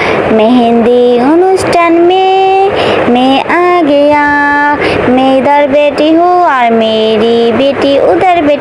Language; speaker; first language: Hindi; non-native, learner; Bangla